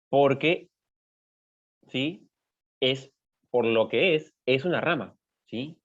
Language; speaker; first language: Spanish; native; Spanish